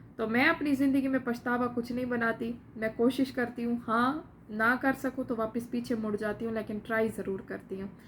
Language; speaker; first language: Urdu; non-native, local second language; Saraiki